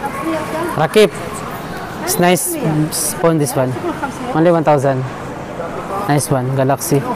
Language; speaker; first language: English; non-native, learner; Filipino